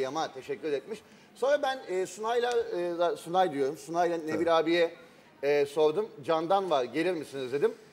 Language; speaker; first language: Turkish; native; Turkish